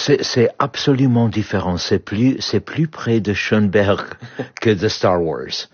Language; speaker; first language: French; non-native, fluent; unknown